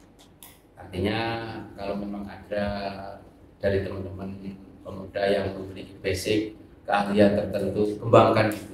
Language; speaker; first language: Indonesian; native; Indonesian